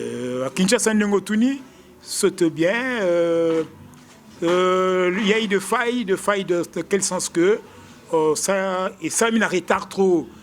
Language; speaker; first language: French; non-native, local second language; Lingala